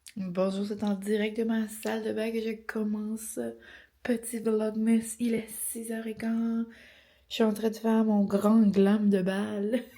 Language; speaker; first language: French; native; French